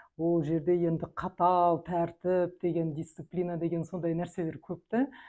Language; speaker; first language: Kazakh; non-native, local second language; Russian